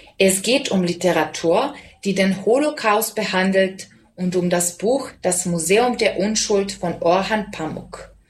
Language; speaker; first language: German; non-native, fluent; Serbian